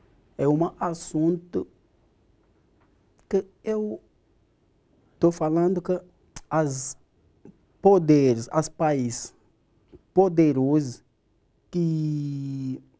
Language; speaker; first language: Portuguese; non-native, learner; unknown